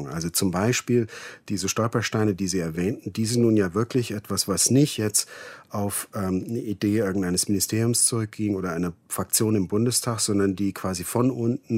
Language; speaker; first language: German; native; German